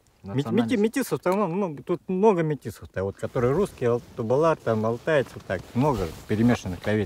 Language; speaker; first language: Russian; native; Russian